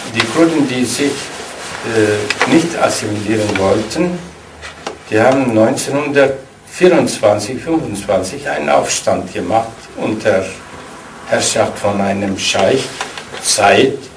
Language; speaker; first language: German; non-native, fluent; Turkish